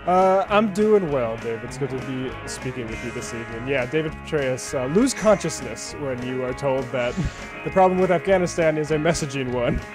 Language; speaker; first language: English; native; English